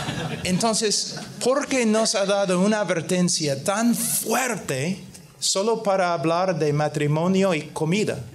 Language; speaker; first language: Spanish; non-native, fluent; English